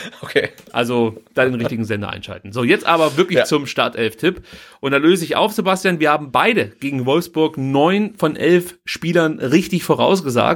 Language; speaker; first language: German; native; German